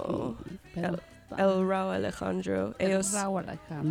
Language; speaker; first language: Spanish; non-native, learner; English